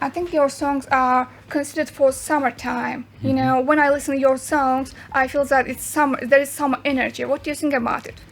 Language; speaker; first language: English; non-native, learner; Azerbaijani